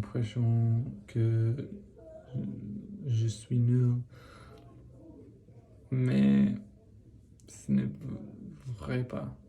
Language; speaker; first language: French; non-native, learner; English